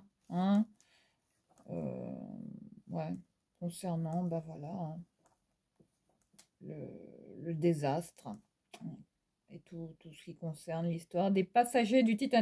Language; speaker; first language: French; native; French